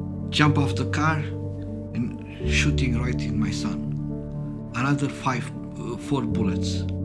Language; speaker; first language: English; non-native, learner; Romanian